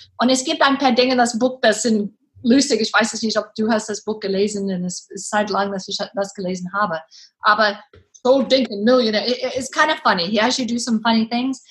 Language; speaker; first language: German; non-native, learner; English